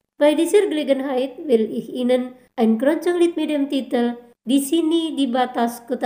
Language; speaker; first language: German; non-native, fluent; Indonesian